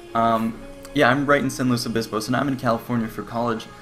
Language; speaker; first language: English; native; English